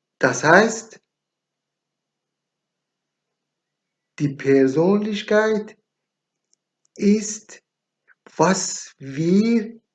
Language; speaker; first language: German; non-native, learner; Persian